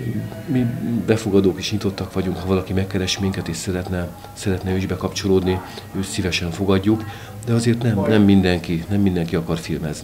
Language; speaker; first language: Hungarian; native; Hungarian